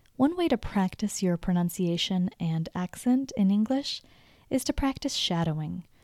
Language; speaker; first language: English; native; English